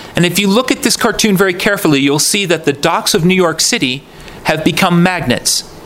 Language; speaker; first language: English; native; English